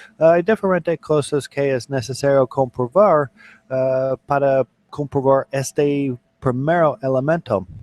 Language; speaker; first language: Spanish; non-native, learner; English